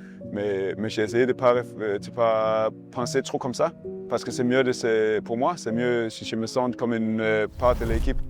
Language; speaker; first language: French; non-native, learner; Danish